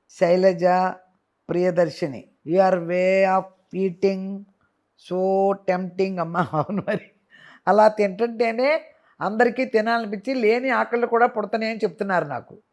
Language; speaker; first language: Telugu; native; Telugu